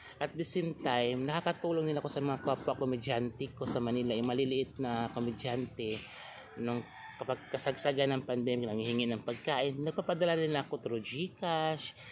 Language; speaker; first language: Filipino; non-native, local second language; Cebuano